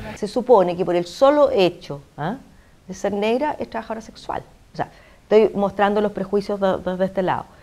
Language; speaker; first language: Spanish; native; Spanish